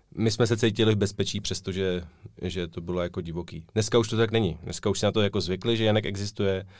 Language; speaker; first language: Czech; native; Czech